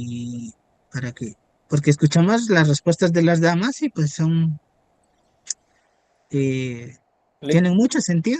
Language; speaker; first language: Spanish; native; Spanish